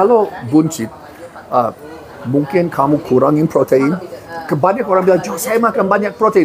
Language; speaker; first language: Indonesian; non-native, fluent; English